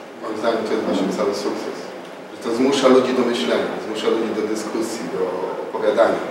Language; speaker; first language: Polish; native; Polish